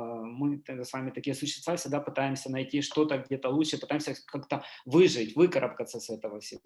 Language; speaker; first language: Russian; native; Russian